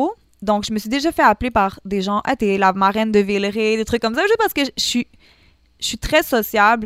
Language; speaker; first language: French; native; French